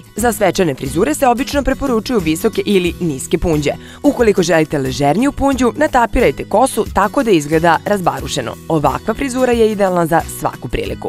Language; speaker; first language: Croatian; native; Croatian